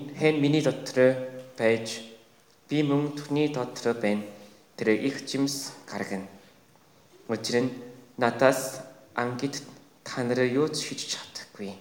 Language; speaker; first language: Mongolian; non-native, fluent; Korean